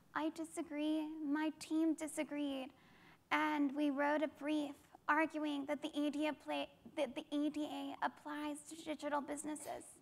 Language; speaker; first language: English; native; English